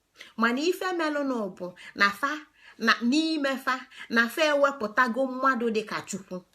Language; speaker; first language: Igbo; native; Igbo